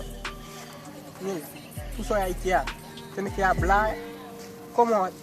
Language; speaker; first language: Spanish; non-native, learner; Haitian Creole